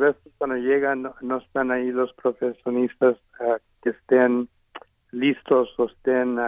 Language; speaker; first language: Spanish; early bilingual, heritage; Spanish